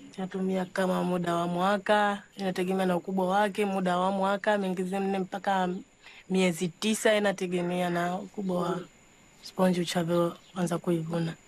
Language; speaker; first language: Swahili; native; Swahili